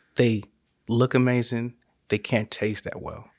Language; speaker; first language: English; native; English